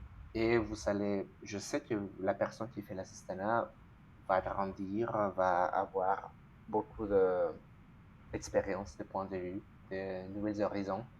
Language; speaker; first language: French; non-native, fluent; Spanish